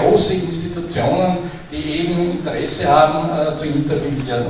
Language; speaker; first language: German; native; German